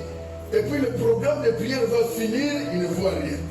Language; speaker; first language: French; non-native, local second language; Lingala